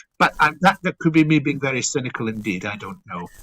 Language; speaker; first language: English; native; English